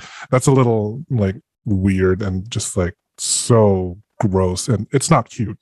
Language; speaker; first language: English; non-native, local second language; Filipino